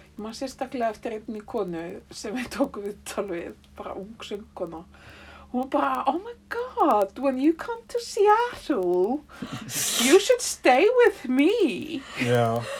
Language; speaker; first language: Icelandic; native; Icelandic